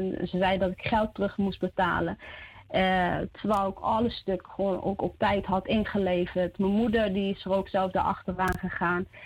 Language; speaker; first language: Dutch; early bilingual, other home language; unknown